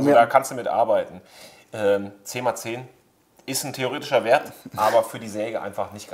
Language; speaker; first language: German; native; German